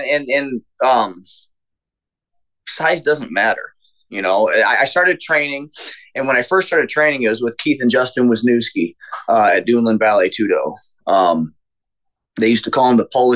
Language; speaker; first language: English; native; English